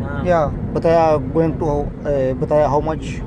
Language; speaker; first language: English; non-native, learner; Urdu